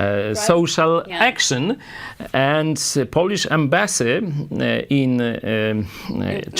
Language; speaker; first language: English; non-native, fluent; Polish